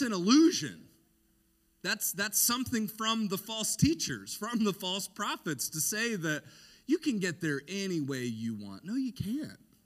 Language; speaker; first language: English; native; English